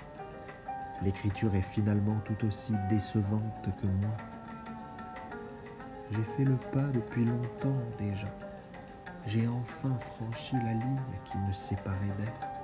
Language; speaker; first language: French; native; French